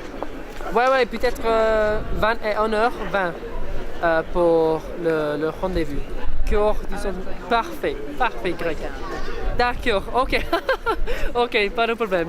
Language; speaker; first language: French; non-native, learner; English